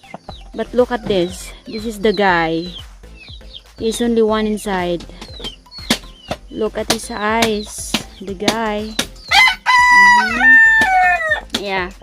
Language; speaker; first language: English; non-native, local second language; Filipino